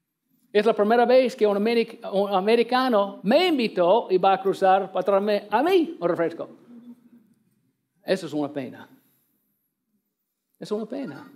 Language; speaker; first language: Spanish; non-native, learner; English